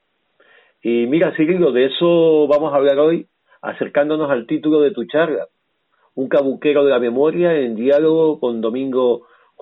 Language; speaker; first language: Spanish; native; Spanish